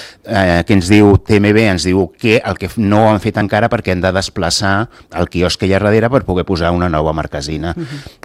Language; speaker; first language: Catalan; native; Catalan